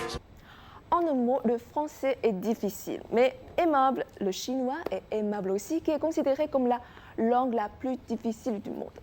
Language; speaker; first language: French; non-native, fluent; Chinese